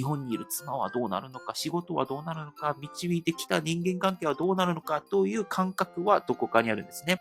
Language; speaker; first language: Japanese; non-native, fluent; Korean